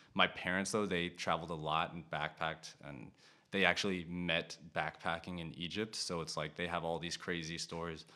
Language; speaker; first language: English; native; English